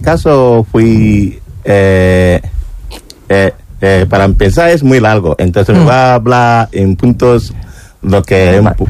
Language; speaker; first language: Spanish; non-native, learner; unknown